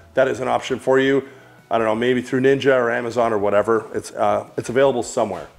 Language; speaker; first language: English; native; English